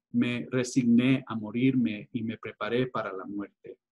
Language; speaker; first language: Spanish; early bilingual, heritage; Spanish